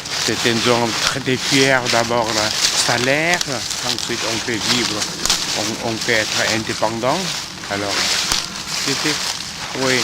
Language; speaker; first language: French; non-native, fluent; Korean